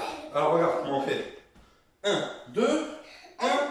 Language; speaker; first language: French; native; French